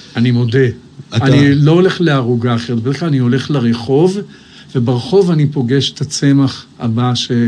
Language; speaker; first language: Hebrew; native; Hebrew